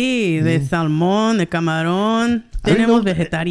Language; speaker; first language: Spanish; early bilingual, heritage; Spanish